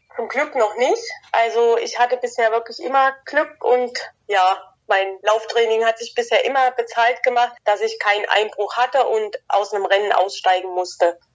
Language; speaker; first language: German; native; German